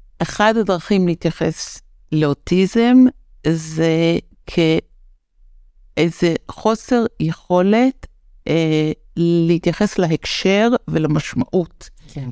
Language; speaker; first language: Hebrew; native; Hebrew